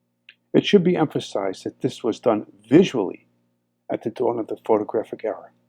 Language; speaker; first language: English; native; English